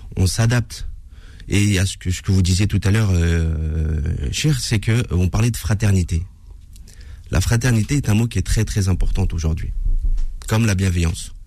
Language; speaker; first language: French; native; French